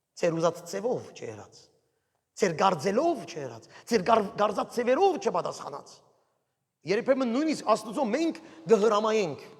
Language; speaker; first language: Armenian; early bilingual, heritage; Armenian